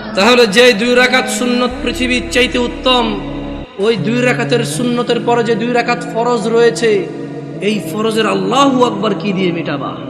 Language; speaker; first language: Bangla; early bilingual, heritage; Bangla